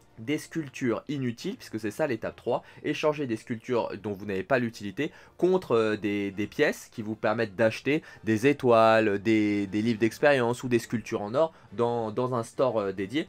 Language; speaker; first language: French; native; French